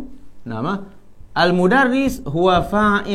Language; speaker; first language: Arabic; non-native, fluent; Malay